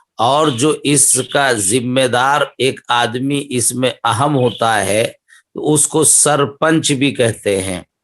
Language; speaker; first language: Urdu; native; Urdu